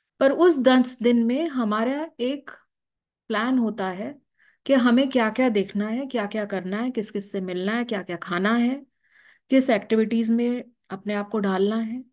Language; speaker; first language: Hindi; native; Hindi